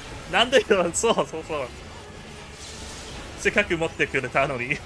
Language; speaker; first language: Japanese; non-native, learner; English